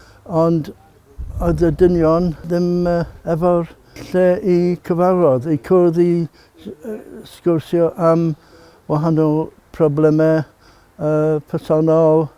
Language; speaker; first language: Welsh; non-native, learner; English